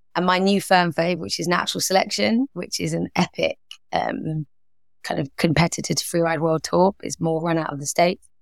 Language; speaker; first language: English; native; English